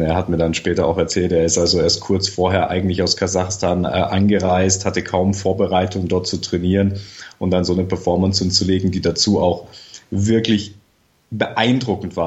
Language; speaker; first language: German; native; German